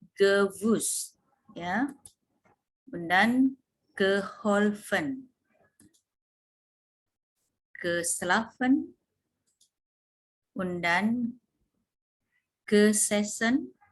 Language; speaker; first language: German; non-native, fluent; Indonesian